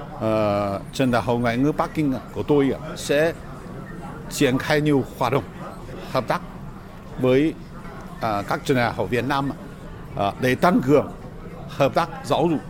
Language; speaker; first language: Vietnamese; non-native, fluent; Chinese